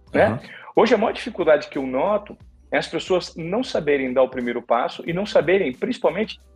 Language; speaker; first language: Portuguese; native; Portuguese